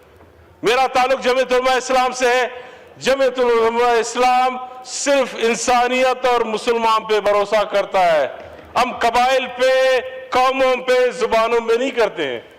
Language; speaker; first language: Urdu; non-native, local second language; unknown